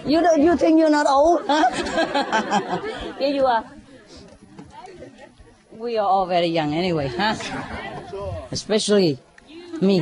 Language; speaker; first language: English; non-native, fluent; Vietnamese